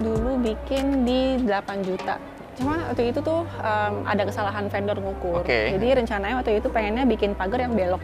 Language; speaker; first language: Indonesian; native; Indonesian